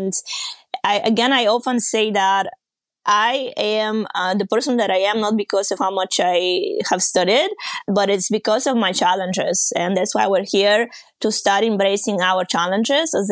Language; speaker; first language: English; non-native, fluent; Bulgarian